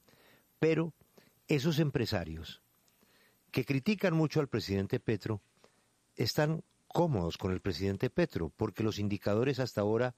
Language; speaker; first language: Spanish; native; Spanish